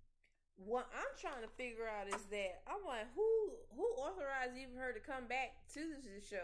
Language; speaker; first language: English; native; English